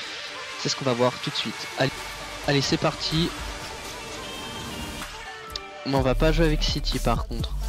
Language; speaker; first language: French; native; French